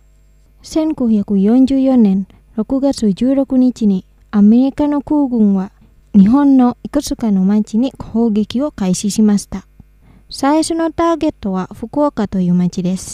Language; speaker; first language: Japanese; non-native, fluent; Indonesian